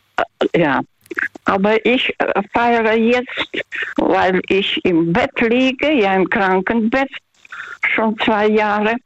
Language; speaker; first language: German; non-native, fluent; Russian